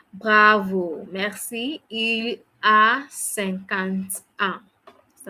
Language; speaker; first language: French; non-native, fluent; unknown